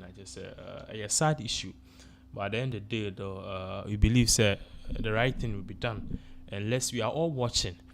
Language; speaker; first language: English; non-native, local second language; Akan